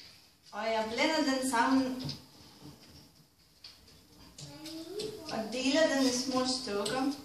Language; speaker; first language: Danish; non-native, fluent; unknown